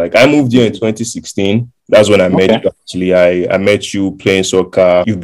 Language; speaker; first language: English; non-native, local second language; Yoruba